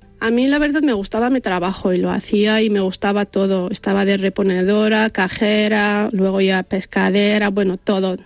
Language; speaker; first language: Spanish; non-native, fluent; Arabic